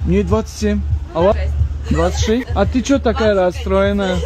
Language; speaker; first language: Russian; non-native, fluent; Tajik